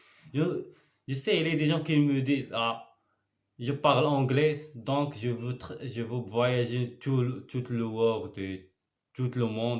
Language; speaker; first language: French; non-native, learner; Arabic